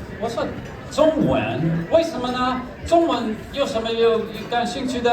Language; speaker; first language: Chinese; non-native, fluent; English